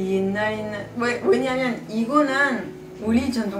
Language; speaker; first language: Korean; non-native, fluent; French